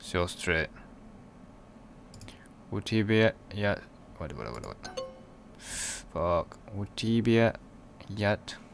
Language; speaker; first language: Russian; non-native, learner; English